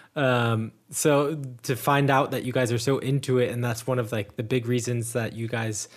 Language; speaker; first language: English; native; English